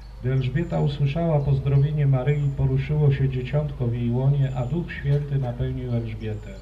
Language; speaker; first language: Polish; native; Polish